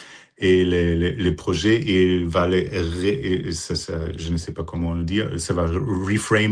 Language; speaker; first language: French; non-native, fluent; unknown